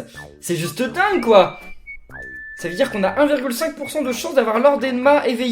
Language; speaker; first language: French; native; French